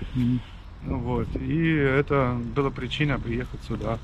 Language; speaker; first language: Russian; non-native, fluent; German